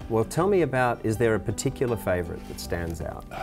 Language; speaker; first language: English; native; English